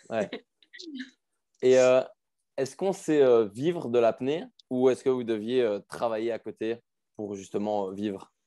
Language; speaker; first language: French; native; French